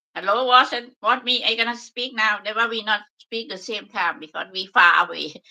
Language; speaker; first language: English; non-native, learner; Thai